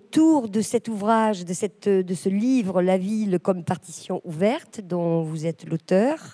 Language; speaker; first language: French; native; French